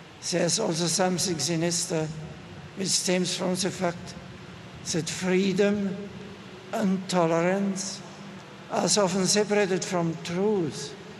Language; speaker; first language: English; non-native, fluent; German